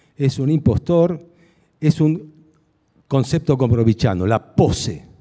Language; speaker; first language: Spanish; early bilingual, other home language; Hungarian